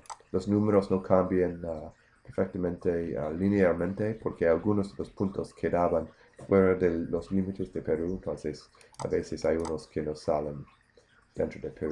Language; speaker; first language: Spanish; non-native, fluent; English